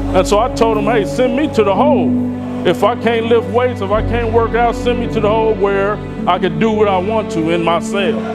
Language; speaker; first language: English; native; English